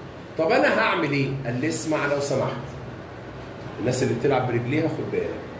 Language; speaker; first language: Arabic; native; Arabic